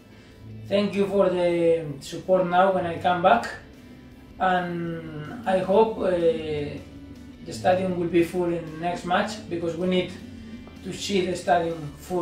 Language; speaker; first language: English; non-native, learner; Spanish